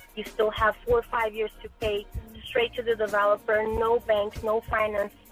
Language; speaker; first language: English; non-native, fluent; Portuguese